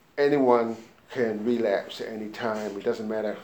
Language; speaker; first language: English; native; English